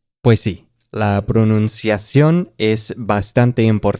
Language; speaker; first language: Spanish; non-native, fluent; English